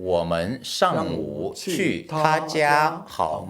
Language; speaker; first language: Chinese; non-native, learner; Korean